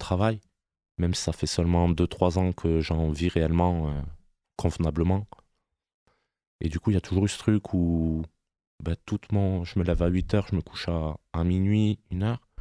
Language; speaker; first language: French; native; French